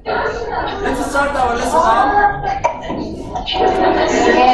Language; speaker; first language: English; non-native, learner; Arabic